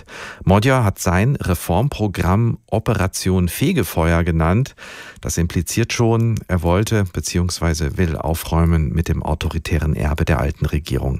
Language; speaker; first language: German; native; German